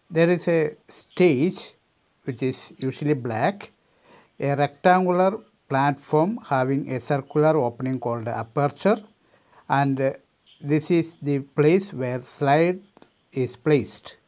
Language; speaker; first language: English; non-native, local second language; Malayalam